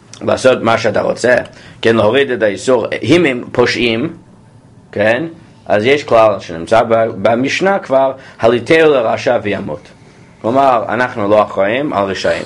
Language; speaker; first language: Hebrew; non-native, fluent; English